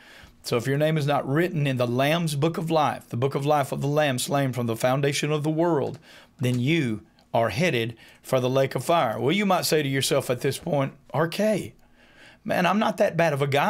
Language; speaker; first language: English; native; English